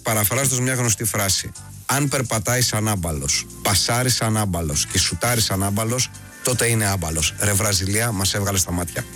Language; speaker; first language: Greek; native; Greek